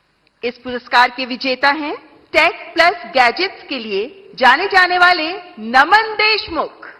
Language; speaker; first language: Hindi; native; Hindi